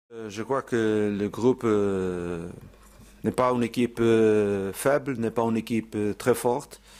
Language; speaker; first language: French; non-native, learner; Portuguese